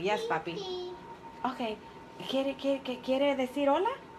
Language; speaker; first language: Spanish; early bilingual, other home language; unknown